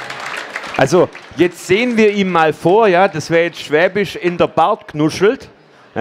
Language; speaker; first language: German; native; German